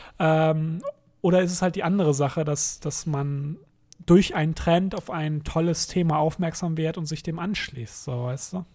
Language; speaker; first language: German; native; German